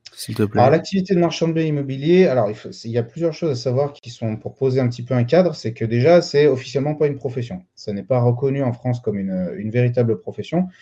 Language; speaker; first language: French; native; French